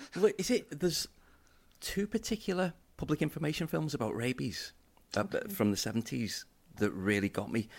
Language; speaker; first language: English; native; English